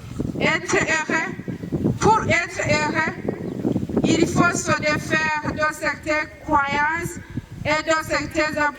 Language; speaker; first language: French; non-native, learner; Rundi